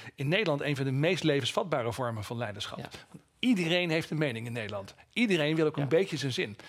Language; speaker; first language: Dutch; native; Dutch